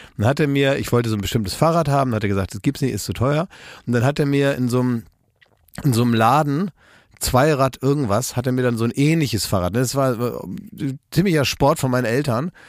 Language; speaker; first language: German; native; German